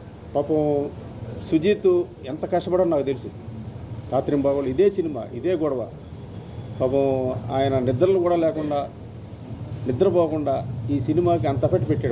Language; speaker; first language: Telugu; native; Telugu